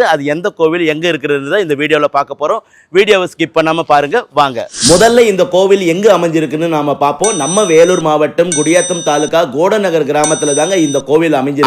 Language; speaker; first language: Tamil; native; Tamil